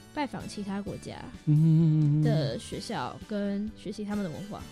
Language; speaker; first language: Chinese; non-native, local second language; English